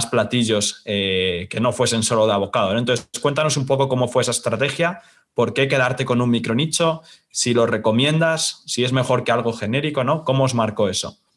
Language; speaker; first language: Spanish; native; Spanish